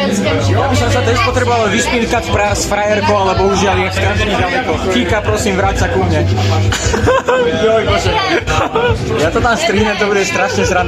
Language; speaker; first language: Slovak; native; Slovak